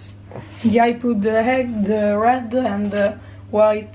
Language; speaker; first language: English; non-native, learner; Italian